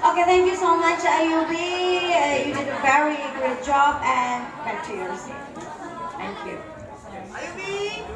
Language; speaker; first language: English; non-native, fluent; Indonesian